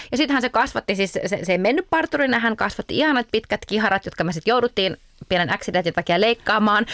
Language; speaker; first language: Finnish; early bilingual, other home language; Arabic